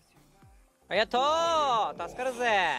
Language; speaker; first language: Japanese; native; Japanese